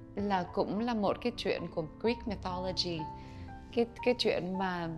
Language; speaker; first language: Vietnamese; early bilingual, heritage; Vietnamese